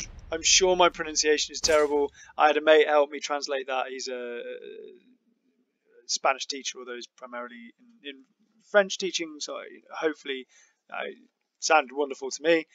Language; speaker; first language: English; native; English